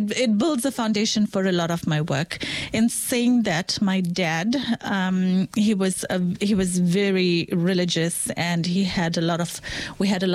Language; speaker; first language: English; native; English